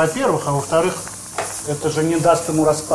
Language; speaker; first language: Russian; native; Russian